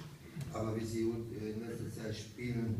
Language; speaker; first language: German; non-native, fluent; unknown